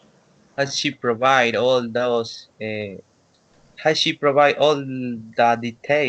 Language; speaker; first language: English; non-native, learner; Spanish